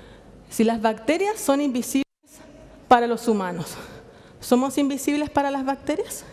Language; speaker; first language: Spanish; native; Spanish